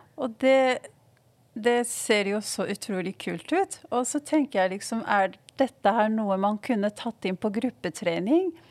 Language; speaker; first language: Norwegian; non-native, fluent; Arabic